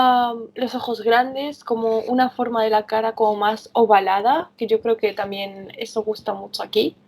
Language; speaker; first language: Spanish; early bilingual, other home language; Romanian